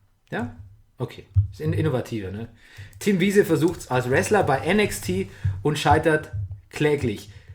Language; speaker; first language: German; native; German